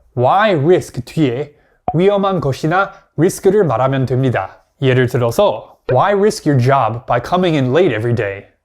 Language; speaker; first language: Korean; non-native, fluent; English